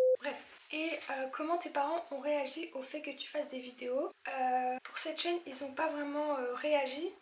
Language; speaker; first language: French; early bilingual, other home language; Polish